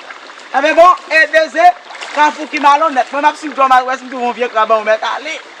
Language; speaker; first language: Haitian Creole; native; Haitian Creole